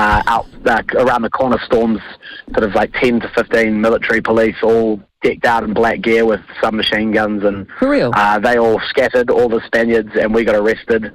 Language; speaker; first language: English; native; English